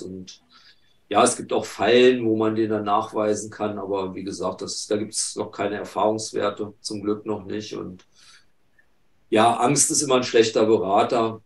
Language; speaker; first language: German; native; German